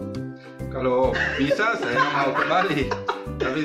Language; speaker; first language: Indonesian; non-native, learner; Dutch